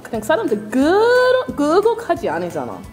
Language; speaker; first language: Korean; non-native, learner; English